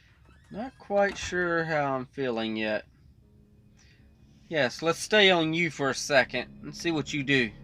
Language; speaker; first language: English; native; English